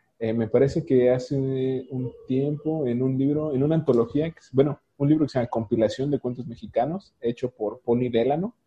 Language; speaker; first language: Spanish; native; Spanish